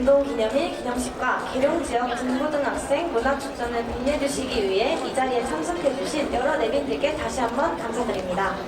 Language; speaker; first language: Korean; native; Korean